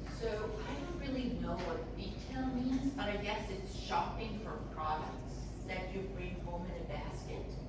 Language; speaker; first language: English; non-native, fluent; Swedish